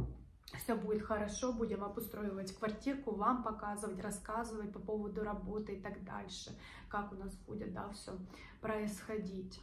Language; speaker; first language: Russian; native; Russian